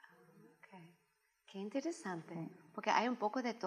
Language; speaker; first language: Spanish; non-native, fluent; English